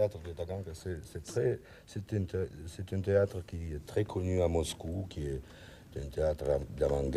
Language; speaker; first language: French; non-native, learner; Russian